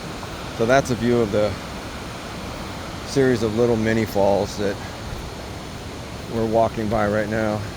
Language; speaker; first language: English; native; English